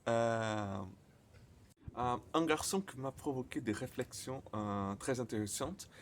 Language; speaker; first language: French; non-native, learner; Portuguese